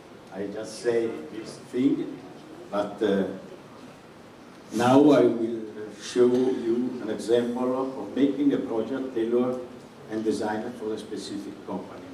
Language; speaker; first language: English; non-native, fluent; Italian